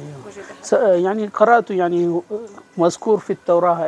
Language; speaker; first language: Arabic; non-native, fluent; Urdu